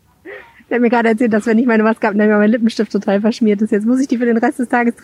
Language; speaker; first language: German; native; German